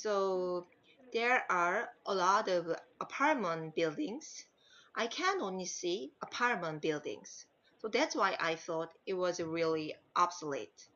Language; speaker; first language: English; non-native, learner; Korean